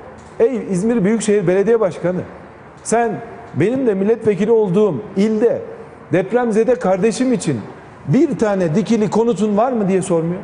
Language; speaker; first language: Turkish; native; Turkish